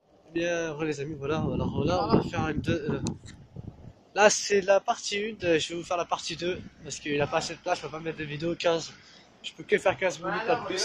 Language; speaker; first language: French; native; French